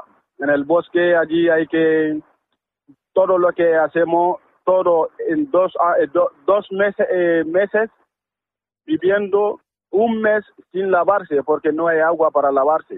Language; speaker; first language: Spanish; non-native, learner; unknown